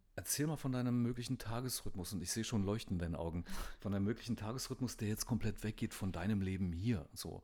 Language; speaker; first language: German; native; German